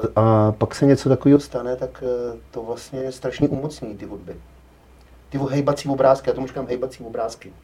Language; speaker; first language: Czech; native; Czech